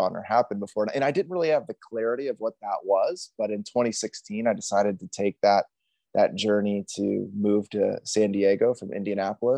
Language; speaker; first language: English; native; English